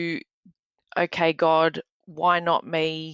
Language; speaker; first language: English; native; English